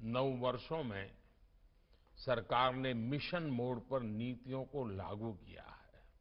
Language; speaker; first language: Hindi; non-native, local second language; Gujarati